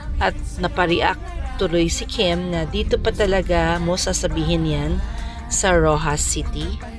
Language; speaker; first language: Filipino; native; Filipino